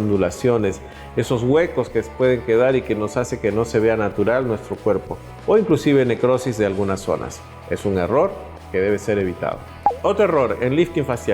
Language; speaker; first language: Spanish; native; Spanish